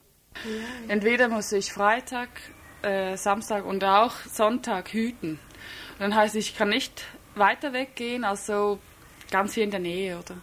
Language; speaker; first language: German; non-native, fluent; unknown